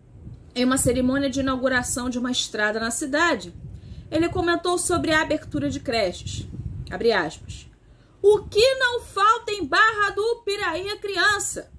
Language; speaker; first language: Portuguese; native; Portuguese